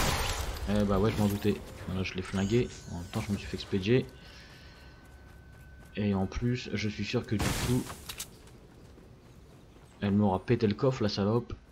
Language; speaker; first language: French; native; French